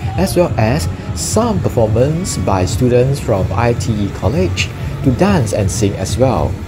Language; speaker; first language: English; non-native, local second language; Chinese